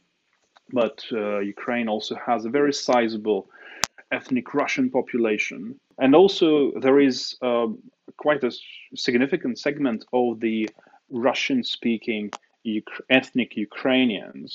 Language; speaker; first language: English; non-native, fluent; Russian